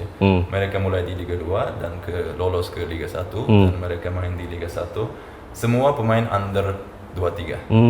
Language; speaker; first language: Indonesian; non-native, fluent; Uzbek